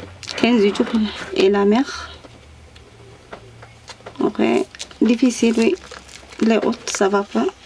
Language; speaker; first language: French; non-native, learner; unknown